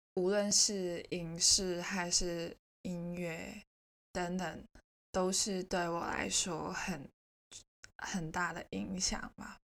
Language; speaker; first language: Chinese; non-native, local second language; Cantonese